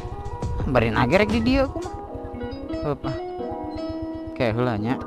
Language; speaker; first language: Indonesian; non-native, local second language; Sundanese